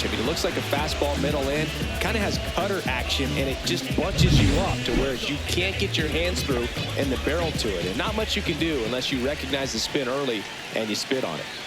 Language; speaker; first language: English; native; English